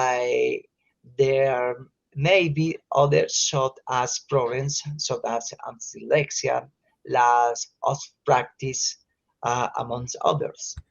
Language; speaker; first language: English; non-native, learner; Spanish